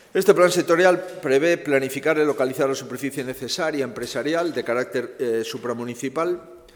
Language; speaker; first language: Spanish; native; Spanish